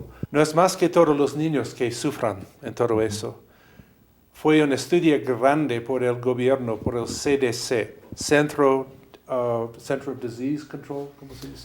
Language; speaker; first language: Spanish; non-native, fluent; English